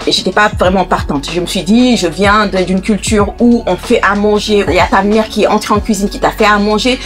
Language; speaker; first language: French; non-native, local second language; Wolof